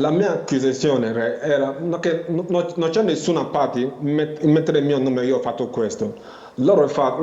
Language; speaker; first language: Italian; non-native, learner; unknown